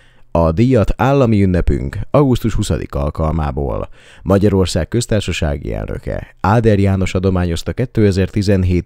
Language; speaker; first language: Hungarian; native; Hungarian